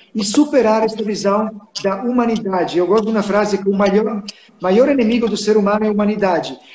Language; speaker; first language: Portuguese; non-native, fluent; Serbian